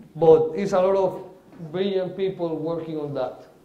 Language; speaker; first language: English; non-native, fluent; Spanish